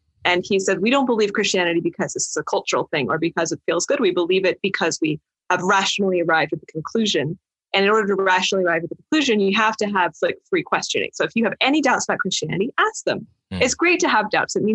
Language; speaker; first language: English; native; English